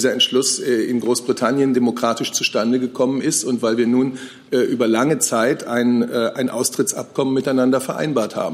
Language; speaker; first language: German; native; German